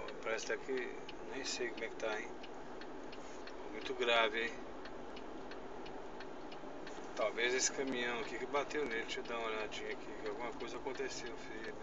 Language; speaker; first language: Portuguese; native; Portuguese